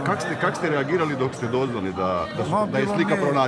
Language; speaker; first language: Serbian; native; Serbian